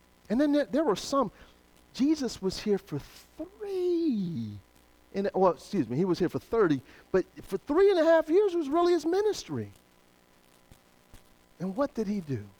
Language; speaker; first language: English; native; English